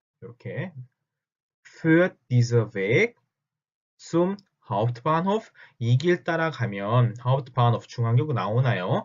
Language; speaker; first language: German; non-native, fluent; Korean